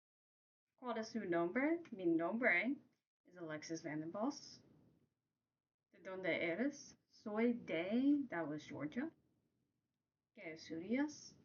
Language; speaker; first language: Spanish; non-native, learner; English